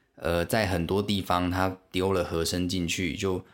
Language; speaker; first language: Chinese; non-native, local second language; Min Nan Chinese